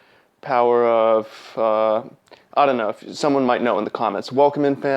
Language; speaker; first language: English; native; English